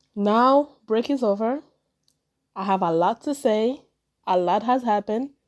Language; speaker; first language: English; early bilingual, other home language; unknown